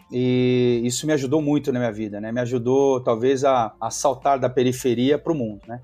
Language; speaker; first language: Portuguese; native; Portuguese